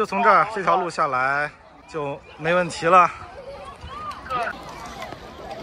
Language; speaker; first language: Chinese; native; Chinese